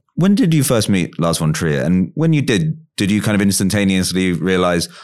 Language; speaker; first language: English; native; English